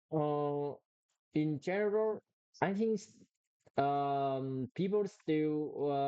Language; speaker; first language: English; non-native, learner; Vietnamese